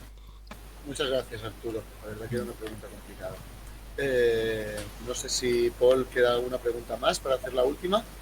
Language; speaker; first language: Spanish; native; Spanish